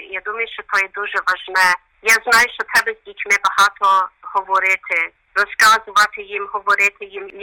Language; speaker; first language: Ukrainian; early bilingual, heritage; Ukrainian